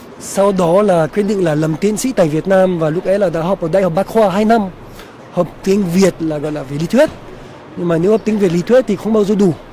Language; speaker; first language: Vietnamese; non-native, fluent; French